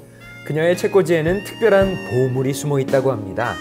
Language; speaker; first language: Korean; native; Korean